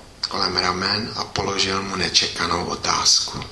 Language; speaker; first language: Czech; native; Czech